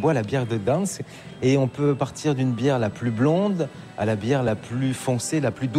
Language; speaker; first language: French; native; French